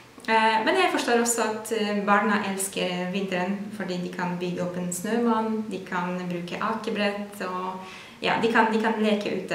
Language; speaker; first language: Norwegian; non-native, fluent; Polish